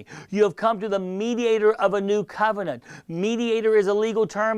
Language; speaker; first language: English; native; English